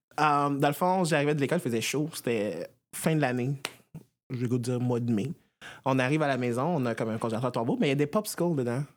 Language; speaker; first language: French; non-native, fluent; Haitian Creole